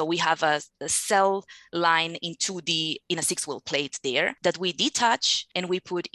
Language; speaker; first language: English; non-native, fluent; Spanish